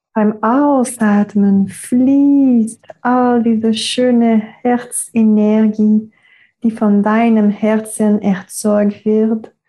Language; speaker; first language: German; non-native, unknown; French